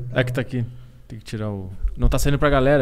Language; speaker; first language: Portuguese; native; Portuguese